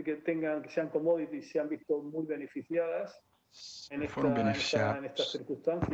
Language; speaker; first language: Spanish; native; Spanish